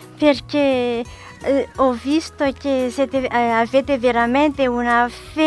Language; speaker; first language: Italian; non-native, learner; Malagasy